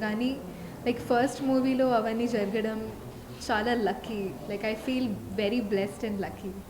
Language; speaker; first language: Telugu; non-native, fluent; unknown